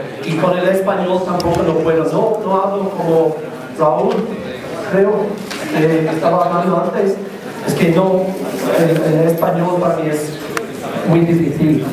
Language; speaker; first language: Spanish; non-native, learner; English